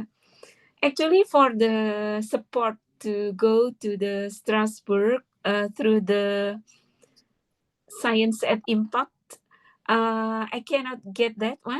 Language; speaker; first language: English; non-native, fluent; Indonesian